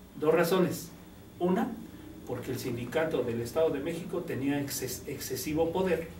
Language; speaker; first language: Spanish; native; Spanish